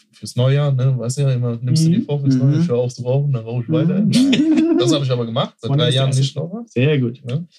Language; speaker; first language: German; native; German